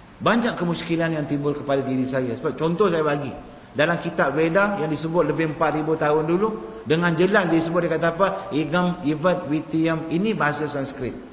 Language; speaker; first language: Malay; non-native, local second language; Tamil